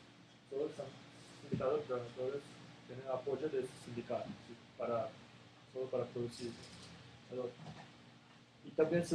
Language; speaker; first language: Spanish; non-native, learner; Serbian